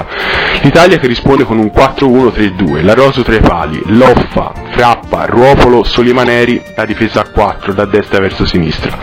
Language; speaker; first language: Italian; native; Italian